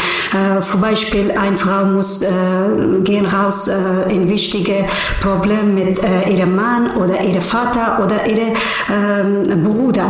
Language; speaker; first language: German; non-native, learner; Persian